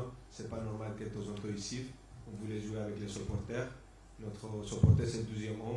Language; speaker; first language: French; non-native, fluent; Spanish